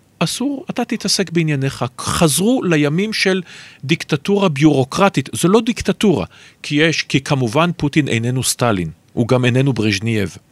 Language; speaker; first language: Hebrew; native; Hebrew